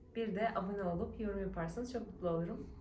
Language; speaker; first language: Turkish; native; Turkish